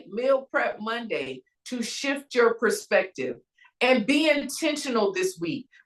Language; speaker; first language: English; native; English